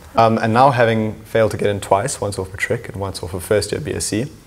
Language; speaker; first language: English; native; English